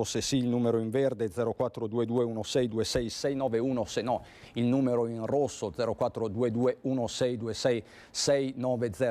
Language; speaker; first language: Italian; native; Italian